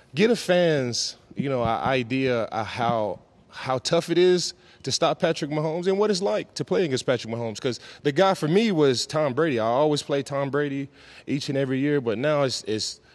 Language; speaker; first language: English; native; English